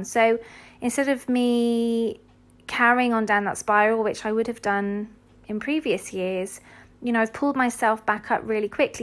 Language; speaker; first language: English; native; English